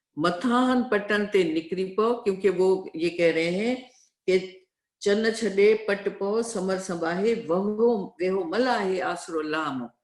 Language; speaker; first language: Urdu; non-native, local second language; Sindhi